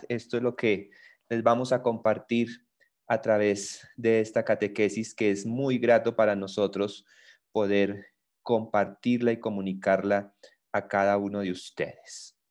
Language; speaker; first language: Spanish; native; Spanish